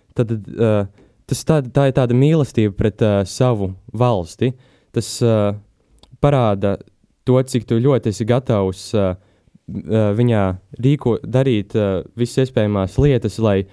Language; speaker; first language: Latvian; native; Latvian